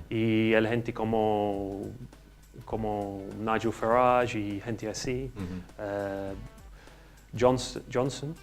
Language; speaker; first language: Spanish; non-native, learner; English